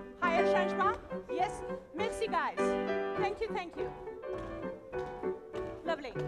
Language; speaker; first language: English; non-native, learner; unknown